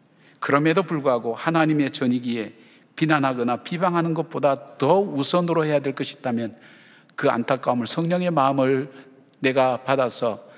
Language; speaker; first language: Korean; native; Korean